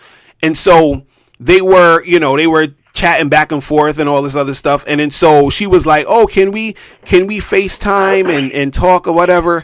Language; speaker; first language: English; native; English